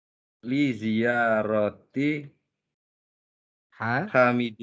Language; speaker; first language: Arabic; non-native, learner; Indonesian